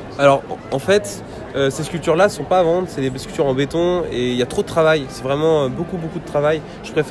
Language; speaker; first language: French; native; French